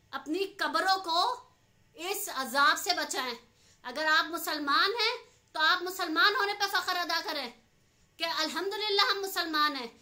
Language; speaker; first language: Urdu; native; Urdu